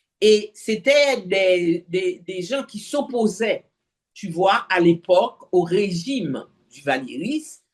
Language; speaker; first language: French; non-native, local second language; Haitian Creole